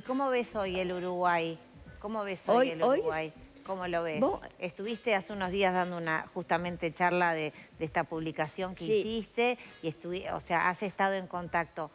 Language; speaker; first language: Spanish; native; Spanish